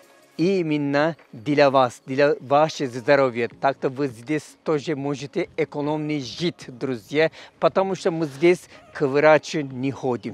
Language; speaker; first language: Russian; non-native, learner; Turkish